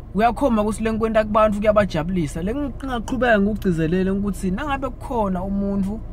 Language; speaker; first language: Zulu; non-native, local second language; Swati